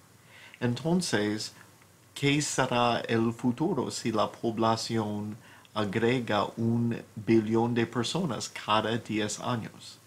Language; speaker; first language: Spanish; non-native, fluent; English